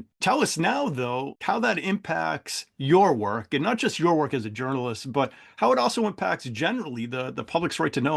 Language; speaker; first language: English; native; English